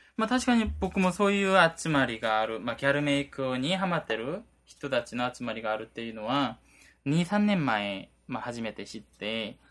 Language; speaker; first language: Japanese; non-native, fluent; Korean